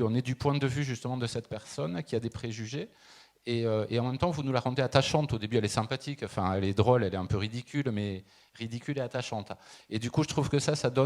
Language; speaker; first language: French; native; French